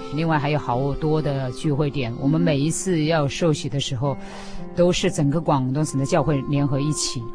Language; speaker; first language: Chinese; native; Chinese